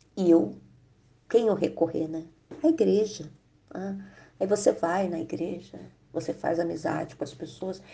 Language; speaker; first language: Portuguese; native; Portuguese